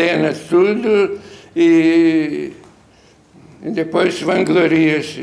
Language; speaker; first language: Portuguese; non-native, fluent; Lithuanian